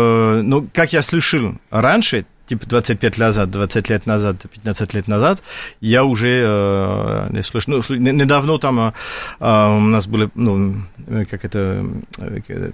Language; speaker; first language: Russian; non-native, fluent; French